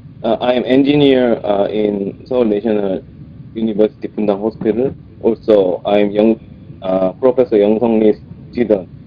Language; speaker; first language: English; non-native, learner; Korean